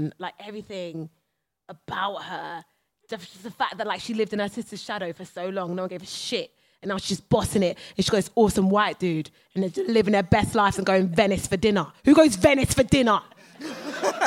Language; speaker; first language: English; native; English